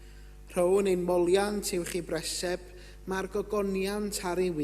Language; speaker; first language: Welsh; native; Welsh